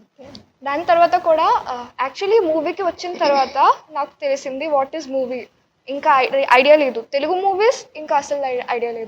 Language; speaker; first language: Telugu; non-native, learner; Odia